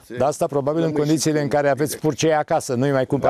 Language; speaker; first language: Romanian; native; Romanian